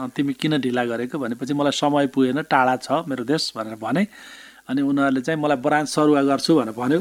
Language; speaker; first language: Nepali; native; Nepali